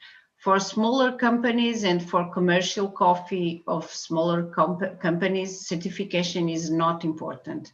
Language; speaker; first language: English; non-native, fluent; Portuguese